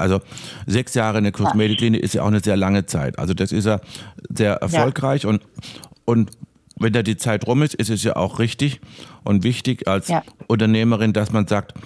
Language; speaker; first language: German; native; German